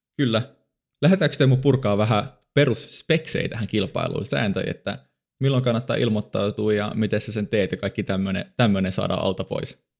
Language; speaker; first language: Finnish; native; Finnish